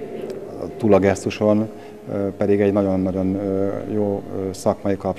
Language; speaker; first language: Hungarian; native; Hungarian